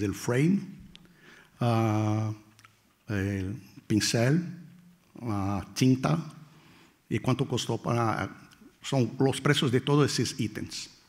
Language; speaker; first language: Spanish; non-native, fluent; Portuguese